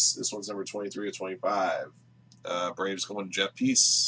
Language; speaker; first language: English; native; English